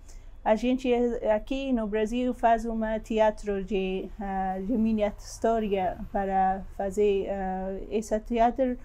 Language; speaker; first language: Portuguese; non-native, learner; Persian